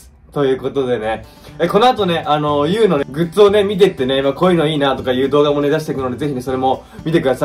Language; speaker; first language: Japanese; native; Japanese